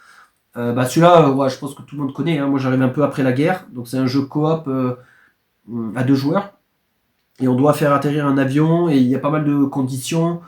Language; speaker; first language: French; native; French